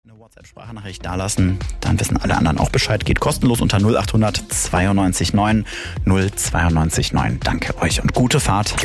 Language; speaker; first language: German; native; German